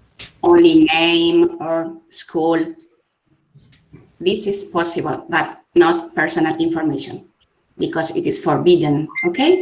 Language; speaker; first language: English; non-native, fluent; Spanish